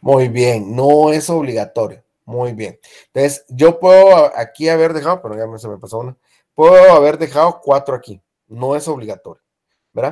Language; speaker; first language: Spanish; native; Spanish